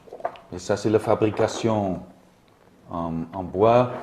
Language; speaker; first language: French; non-native, learner; German